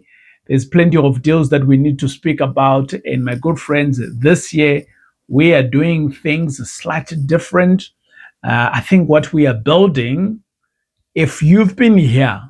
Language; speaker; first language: English; non-native, local second language; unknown